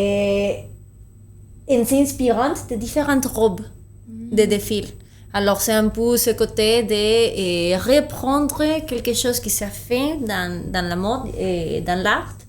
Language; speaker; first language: French; non-native, fluent; Spanish